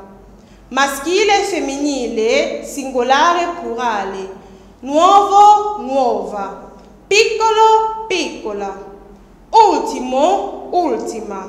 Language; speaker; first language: Italian; non-native, fluent; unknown